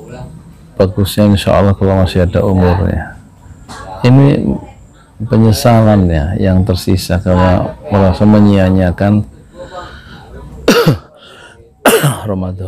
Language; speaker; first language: Indonesian; native; Indonesian